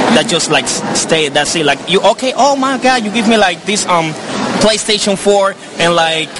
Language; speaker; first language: English; non-native, fluent; Spanish